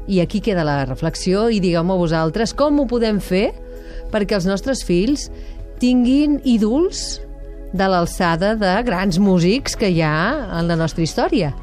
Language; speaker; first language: Catalan; native; Catalan